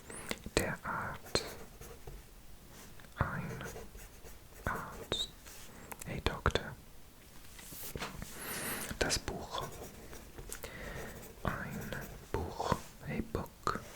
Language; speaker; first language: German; non-native, learner; Welsh